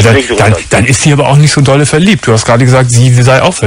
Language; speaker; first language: German; native; German